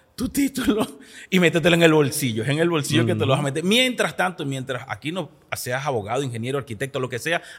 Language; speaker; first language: Spanish; native; Spanish